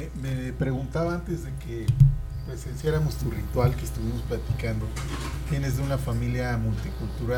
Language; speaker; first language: Spanish; native; Spanish